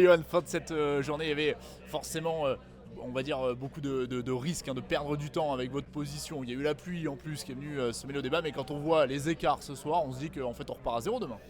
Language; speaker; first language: French; native; French